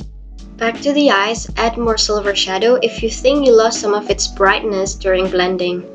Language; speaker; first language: English; non-native, fluent; Indonesian